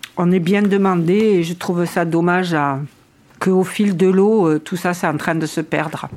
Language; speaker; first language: French; native; French